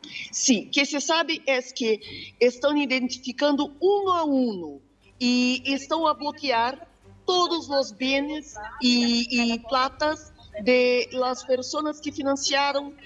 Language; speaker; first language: Spanish; non-native, fluent; Portuguese